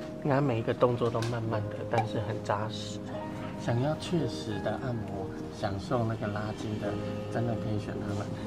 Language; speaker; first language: Chinese; non-native, fluent; Vietnamese